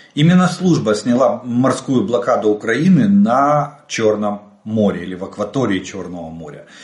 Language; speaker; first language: Russian; native; Russian